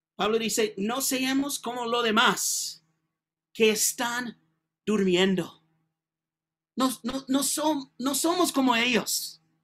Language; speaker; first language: Spanish; non-native, learner; English